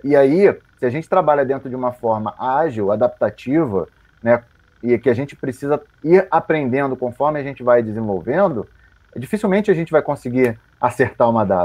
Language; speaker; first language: Portuguese; native; Portuguese